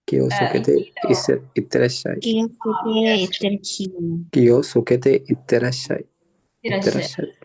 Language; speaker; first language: Japanese; non-native, learner; Sinhala